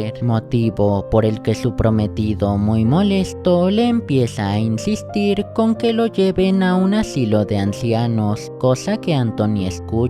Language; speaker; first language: Spanish; native; Spanish